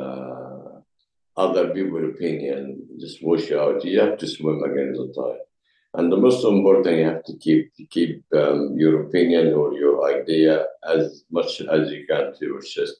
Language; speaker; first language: English; non-native, fluent; Arabic